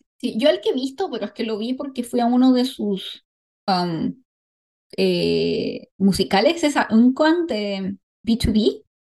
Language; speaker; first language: Spanish; native; Spanish